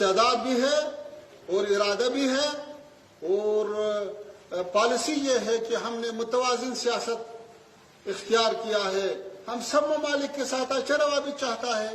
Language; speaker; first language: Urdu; non-native, fluent; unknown